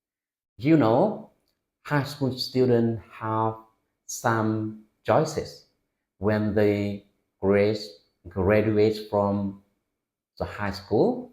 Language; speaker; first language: English; non-native, fluent; Vietnamese